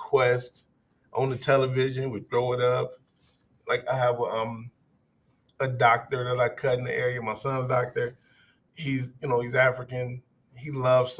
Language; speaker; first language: English; native; English